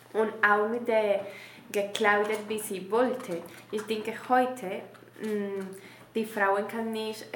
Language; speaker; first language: German; non-native, learner; Spanish